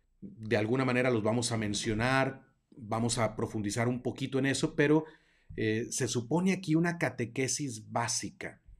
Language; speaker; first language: Spanish; native; Spanish